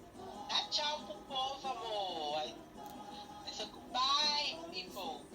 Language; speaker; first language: Portuguese; native; Portuguese